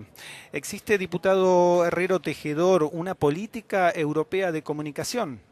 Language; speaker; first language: Spanish; native; Spanish